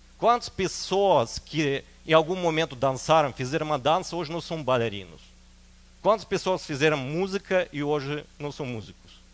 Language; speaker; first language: Portuguese; non-native, fluent; Russian